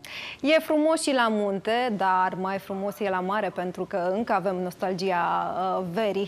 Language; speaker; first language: Romanian; native; Romanian